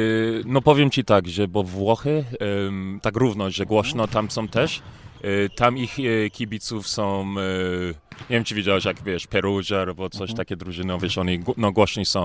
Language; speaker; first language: Polish; early bilingual, heritage; English